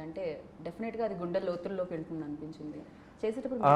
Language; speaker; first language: Telugu; native; Telugu